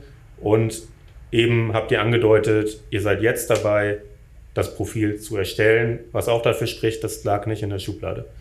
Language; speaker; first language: German; native; German